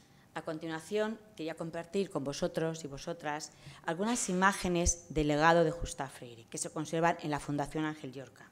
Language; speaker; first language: Spanish; native; Spanish